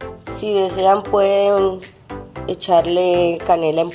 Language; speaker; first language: Spanish; native; Spanish